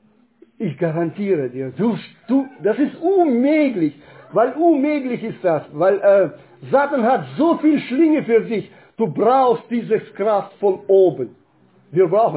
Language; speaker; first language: German; non-native, fluent; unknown